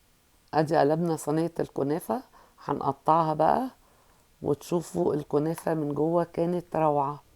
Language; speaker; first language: Arabic; native; Arabic